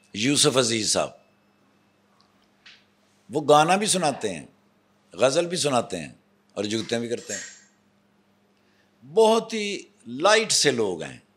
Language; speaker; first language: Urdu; non-native, local second language; Punjabi